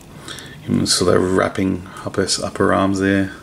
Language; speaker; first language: English; native; English